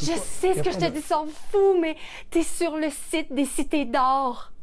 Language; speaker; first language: French; native; French